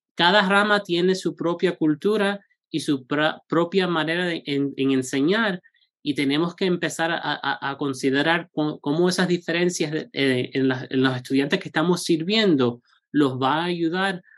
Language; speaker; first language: Spanish; early bilingual, heritage; Spanish